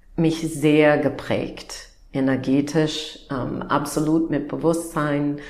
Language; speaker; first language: German; non-native, fluent; English